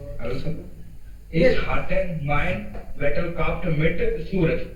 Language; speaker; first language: German; non-native, learner; Hindi